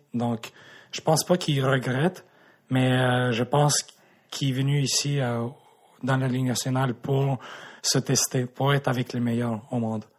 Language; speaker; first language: French; early bilingual, other home language; Russian